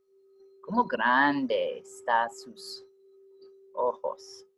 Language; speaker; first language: Spanish; non-native, learner; English